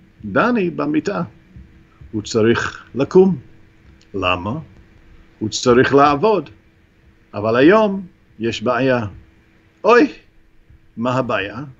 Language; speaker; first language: Hebrew; non-native, fluent; English